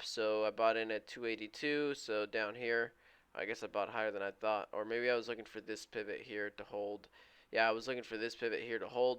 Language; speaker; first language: English; native; English